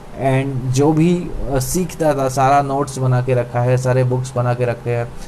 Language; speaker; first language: Hindi; non-native, local second language; Marathi